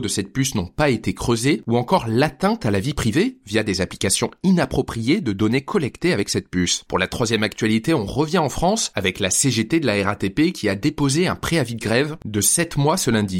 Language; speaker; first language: French; native; French